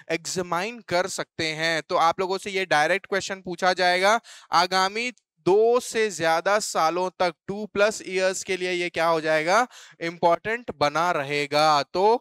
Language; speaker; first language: Hindi; native; Hindi